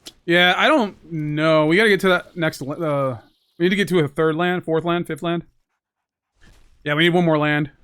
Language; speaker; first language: English; native; English